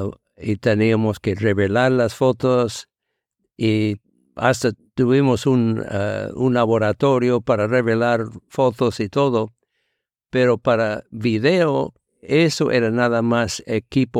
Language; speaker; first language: Spanish; non-native, fluent; English